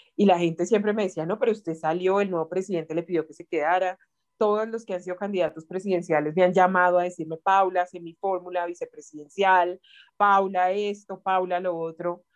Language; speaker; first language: Spanish; native; Spanish